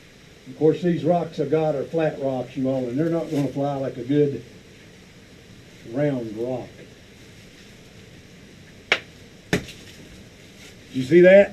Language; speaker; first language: English; native; English